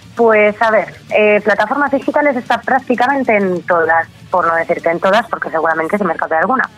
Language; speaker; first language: Spanish; native; Spanish